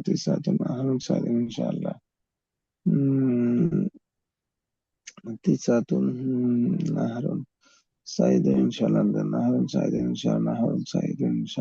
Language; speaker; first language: Arabic; non-native, learner; Bangla